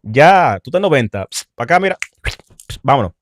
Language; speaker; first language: Spanish; early bilingual, heritage; Spanish